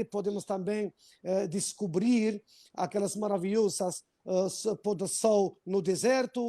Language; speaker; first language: Portuguese; non-native, fluent; Arabic